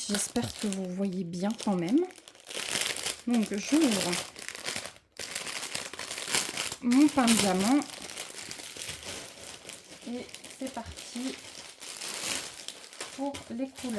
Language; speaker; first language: French; native; French